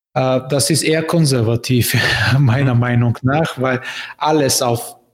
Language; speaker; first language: German; non-native, fluent; Bulgarian